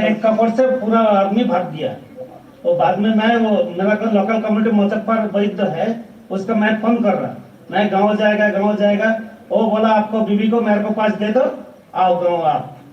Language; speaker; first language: Hindi; non-native, local second language; Bangla